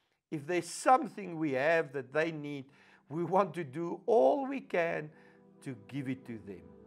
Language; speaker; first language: English; non-native, local second language; Afrikaans